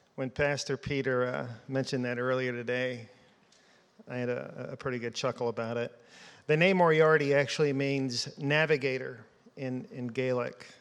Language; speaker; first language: English; native; English